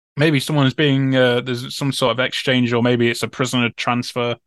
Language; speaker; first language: English; native; English